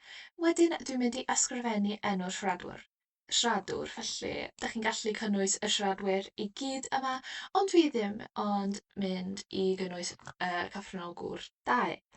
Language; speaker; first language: Welsh; non-native, local second language; English